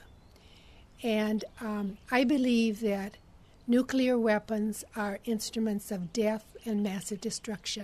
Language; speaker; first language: English; native; English